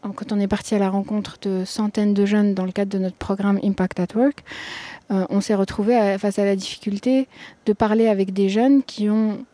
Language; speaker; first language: French; non-native, local second language; Arabic